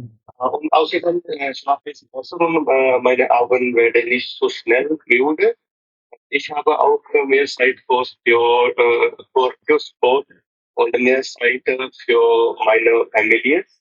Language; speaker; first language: German; non-native, learner; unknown